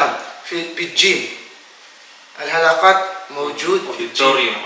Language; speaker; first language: Arabic; non-native, fluent; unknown